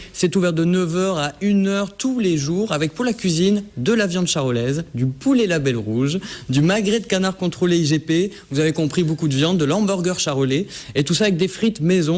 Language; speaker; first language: French; native; French